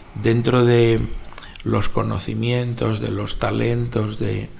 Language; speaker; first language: Spanish; native; Spanish